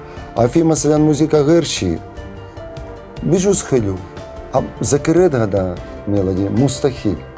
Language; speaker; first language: Arabic; non-native, learner; Russian